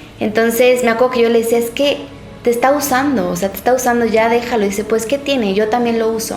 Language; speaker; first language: Spanish; native; Spanish